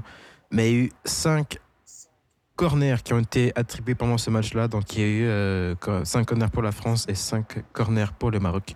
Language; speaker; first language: French; native; French